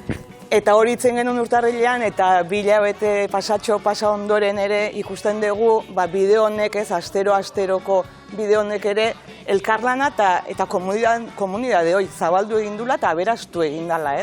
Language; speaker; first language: Basque; native; Basque